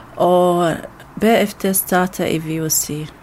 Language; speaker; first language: Danish; non-native, learner; Arabic